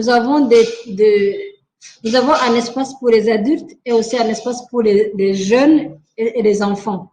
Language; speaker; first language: French; non-native, local second language; Rundi